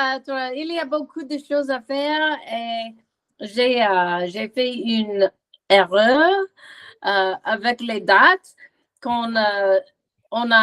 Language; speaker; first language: French; non-native, learner; English